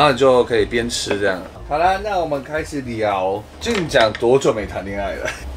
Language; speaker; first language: Chinese; native; Chinese